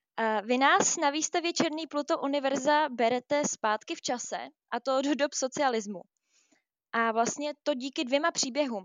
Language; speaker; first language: Czech; native; Czech